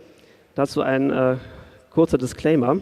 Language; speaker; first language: German; native; German